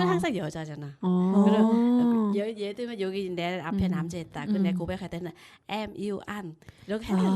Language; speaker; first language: Korean; non-native, learner; Vietnamese